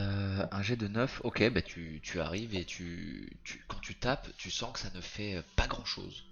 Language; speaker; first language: French; native; French